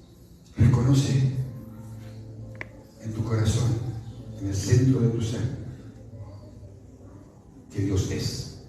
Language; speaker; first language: Spanish; native; Spanish